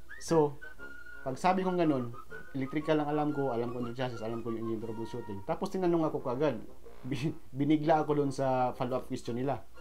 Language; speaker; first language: Filipino; non-native, local second language; Cebuano